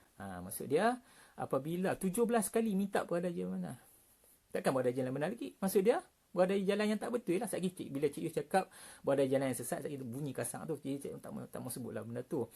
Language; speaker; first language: Malay; native; Malay